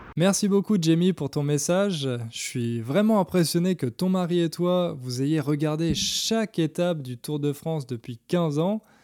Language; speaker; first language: French; native; French